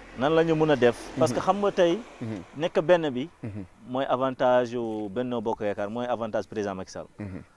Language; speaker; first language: Wolof; non-native, local second language; Fula